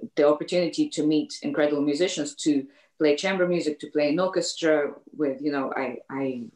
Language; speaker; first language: English; native; English